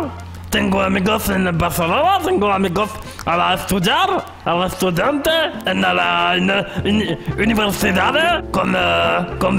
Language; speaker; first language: Spanish; non-native, learner; French